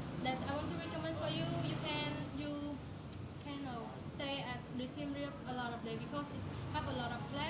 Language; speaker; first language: English; non-native, learner; Khmer